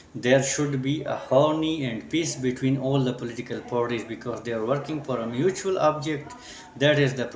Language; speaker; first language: English; non-native, local second language; Urdu